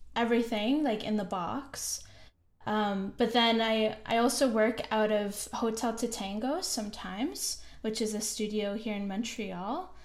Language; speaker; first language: English; native; English